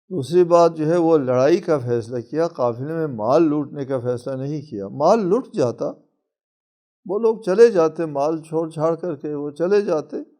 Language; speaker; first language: Urdu; non-native, local second language; Balti